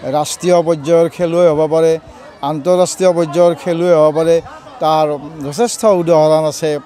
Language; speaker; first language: Assamese; native; Assamese